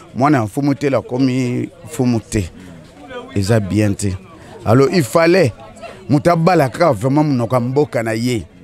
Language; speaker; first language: Lingala; non-native, local second language; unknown